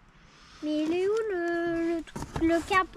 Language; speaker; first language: French; native; French